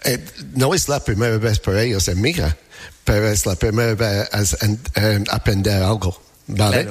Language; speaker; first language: Spanish; non-native, learner; English